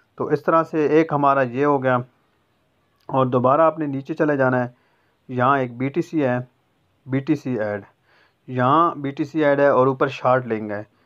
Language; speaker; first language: Urdu; non-native, local second language; Punjabi